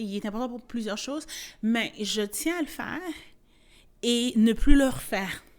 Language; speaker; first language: French; native; French